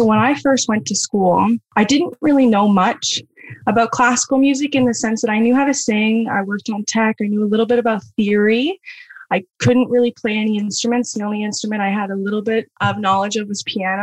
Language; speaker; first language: English; native; English